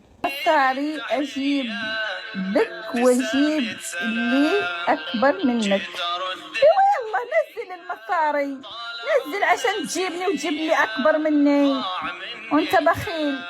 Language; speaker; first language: Arabic; native; Arabic